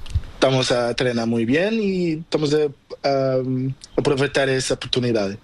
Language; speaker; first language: Spanish; non-native, learner; Portuguese